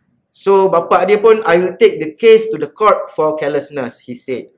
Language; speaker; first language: English; non-native, local second language; Malay